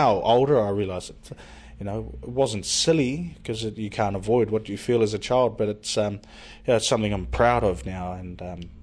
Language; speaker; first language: English; native; English